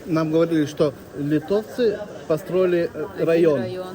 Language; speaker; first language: Russian; non-native, fluent; Lithuanian